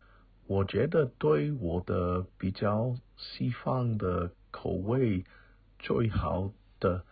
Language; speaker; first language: Chinese; non-native, fluent; English